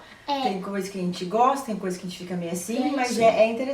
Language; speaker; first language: Portuguese; native; Portuguese